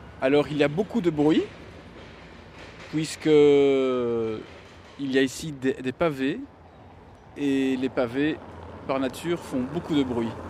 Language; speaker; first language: French; native; French